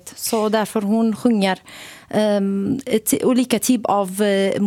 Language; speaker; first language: Swedish; non-native, learner; Arabic